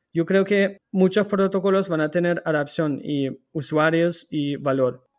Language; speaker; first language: Spanish; non-native, fluent; German